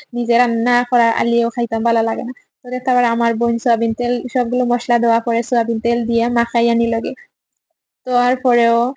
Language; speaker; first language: Bangla; non-native, local second language; Sylheti